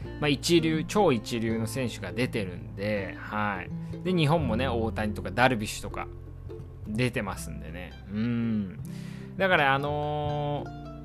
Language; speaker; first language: Japanese; native; Japanese